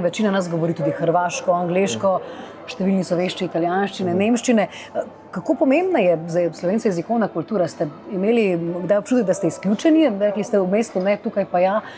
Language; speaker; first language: Slovenian; native; Slovenian